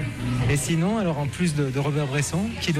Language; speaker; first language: French; native; French